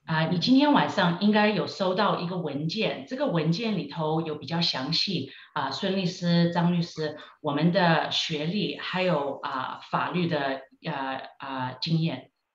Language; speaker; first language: Chinese; early bilingual, heritage; Chinese